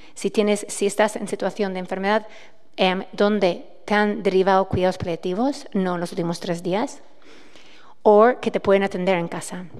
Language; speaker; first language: Spanish; non-native, fluent; English